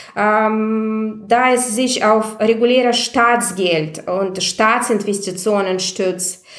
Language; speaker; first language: German; non-native, fluent; Russian